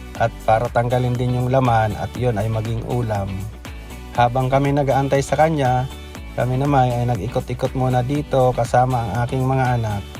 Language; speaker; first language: Filipino; non-native, local second language; Bikol